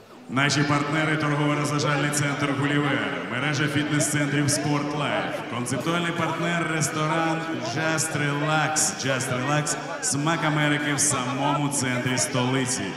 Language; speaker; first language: Ukrainian; native; Ukrainian